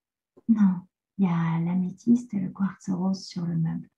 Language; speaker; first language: French; native; French